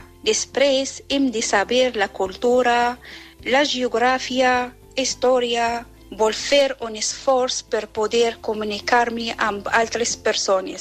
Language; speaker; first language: Catalan; non-native, learner; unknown